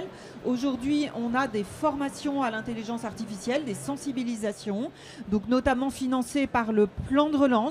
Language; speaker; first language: French; native; French